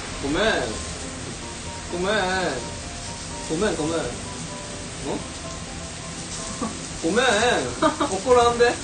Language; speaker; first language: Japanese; non-native, fluent; Korean